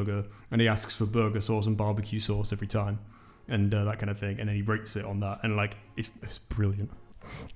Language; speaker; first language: English; native; English